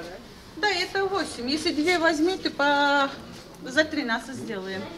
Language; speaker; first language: Russian; non-native, learner; Turkish